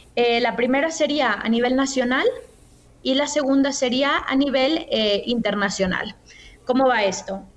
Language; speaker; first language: Spanish; native; Spanish